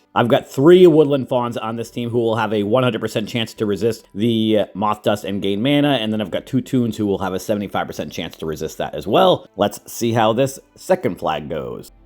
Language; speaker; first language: English; native; English